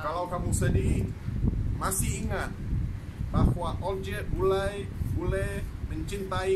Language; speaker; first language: Indonesian; non-native, fluent; English